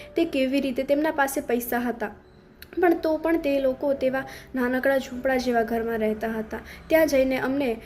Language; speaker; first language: Gujarati; native; Gujarati